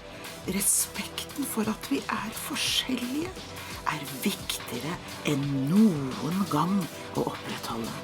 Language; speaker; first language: Norwegian; early bilingual, heritage; Norwegian